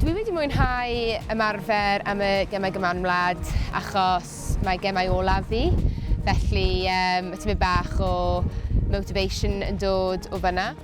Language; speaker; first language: Welsh; non-native, local second language; English